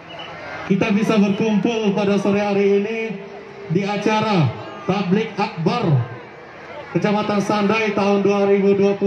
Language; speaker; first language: Indonesian; native; Indonesian